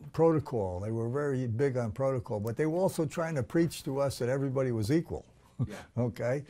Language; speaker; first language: English; native; English